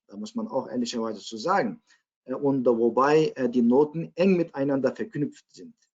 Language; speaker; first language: German; non-native, fluent; Uyghur